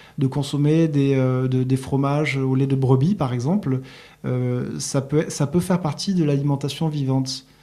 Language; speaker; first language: French; native; French